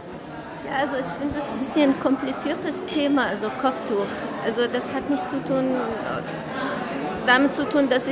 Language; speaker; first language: German; non-native, fluent; Arabic